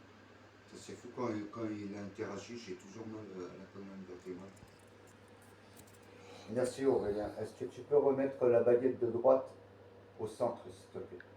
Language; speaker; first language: French; native; French